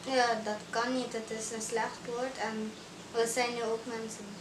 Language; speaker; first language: Dutch; non-native, local second language; Papiamento